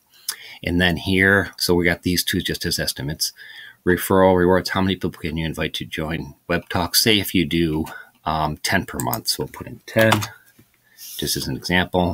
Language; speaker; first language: English; native; English